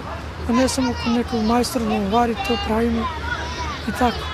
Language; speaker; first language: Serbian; non-native, local second language; Romany